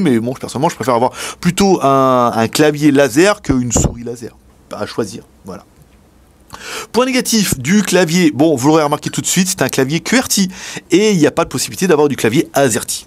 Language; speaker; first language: French; native; French